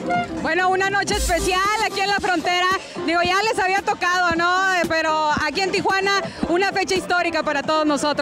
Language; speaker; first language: Spanish; native; Spanish